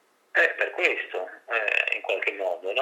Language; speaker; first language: Italian; native; Italian